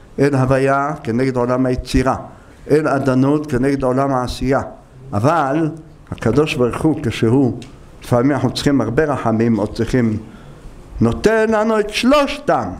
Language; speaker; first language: Hebrew; native; Hebrew